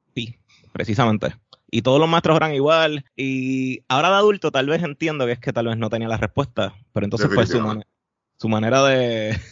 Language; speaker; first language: Spanish; native; Spanish